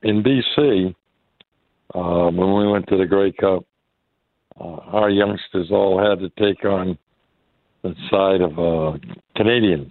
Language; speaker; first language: English; native; English